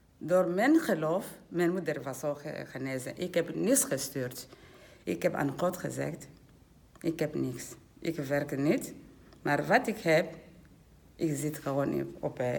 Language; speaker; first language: Dutch; non-native, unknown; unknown